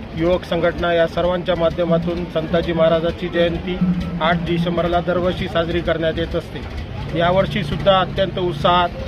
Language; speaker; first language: Marathi; native; Marathi